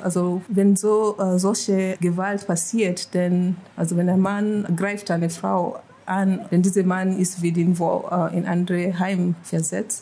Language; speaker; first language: German; non-native, fluent; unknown